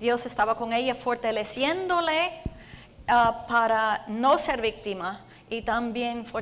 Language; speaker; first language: Spanish; non-native, fluent; English